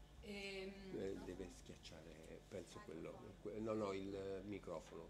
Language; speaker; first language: Italian; native; Italian